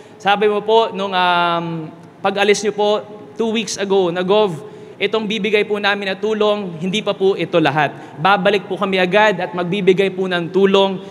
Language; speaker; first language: Filipino; non-native, local second language; Bikol